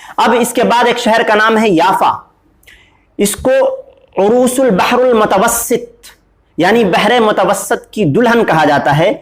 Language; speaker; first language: Urdu; native; Urdu